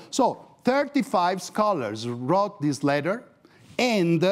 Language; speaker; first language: English; non-native, fluent; Italian